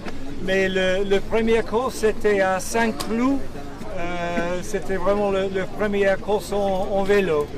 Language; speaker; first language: French; non-native, learner; English